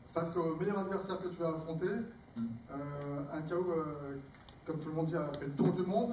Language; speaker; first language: French; native; French